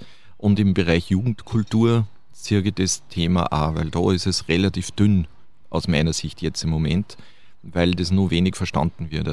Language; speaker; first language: German; native; German